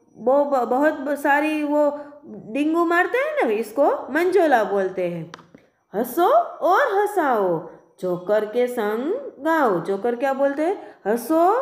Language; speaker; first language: Hindi; non-native, local second language; Gujarati